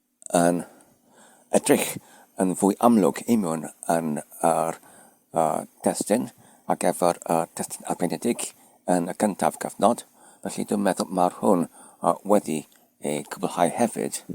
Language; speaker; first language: Welsh; non-native, fluent; English